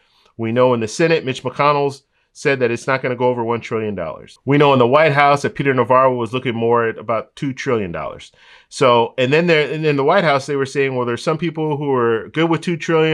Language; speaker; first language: English; native; English